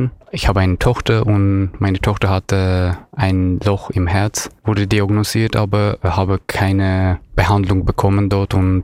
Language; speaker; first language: German; non-native, learner; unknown